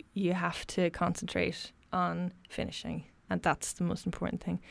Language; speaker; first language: English; native; English